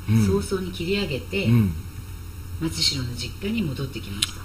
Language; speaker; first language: Japanese; native; Japanese